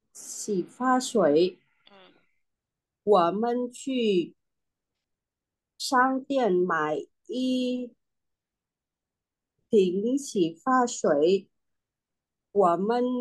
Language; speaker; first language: Chinese; non-native, learner; Vietnamese